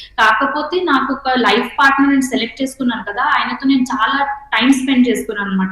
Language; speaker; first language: Telugu; non-native, local second language; Hindi